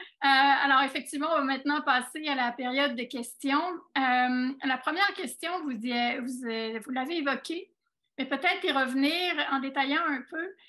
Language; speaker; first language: French; native; French